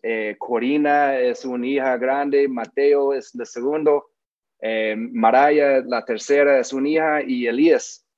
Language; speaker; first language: Spanish; non-native, learner; English